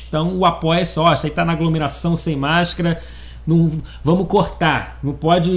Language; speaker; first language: Portuguese; native; Portuguese